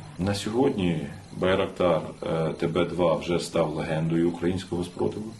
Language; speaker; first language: Ukrainian; native; Ukrainian